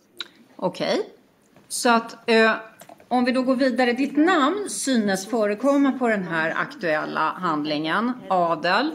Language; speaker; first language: Swedish; native; Swedish